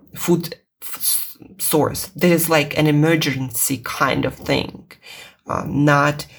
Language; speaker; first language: English; non-native, fluent; Russian